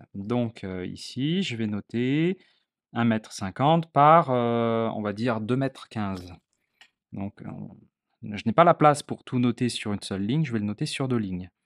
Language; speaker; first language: French; native; French